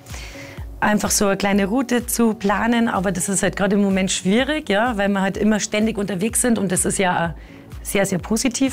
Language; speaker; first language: German; native; German